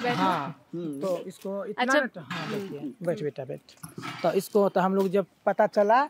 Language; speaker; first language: Hindi; native; Hindi